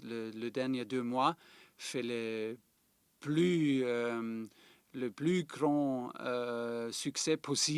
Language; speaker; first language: French; non-native, fluent; German